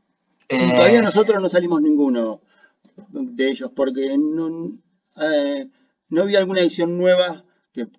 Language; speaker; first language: Spanish; native; Spanish